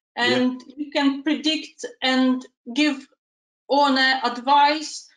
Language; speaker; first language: English; non-native, fluent; Ukrainian